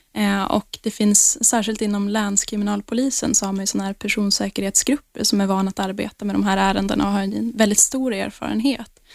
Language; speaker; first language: Swedish; native; Swedish